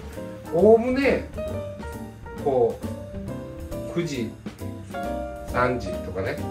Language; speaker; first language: Japanese; native; Japanese